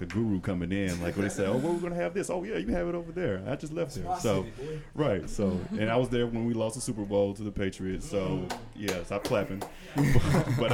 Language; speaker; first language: English; native; English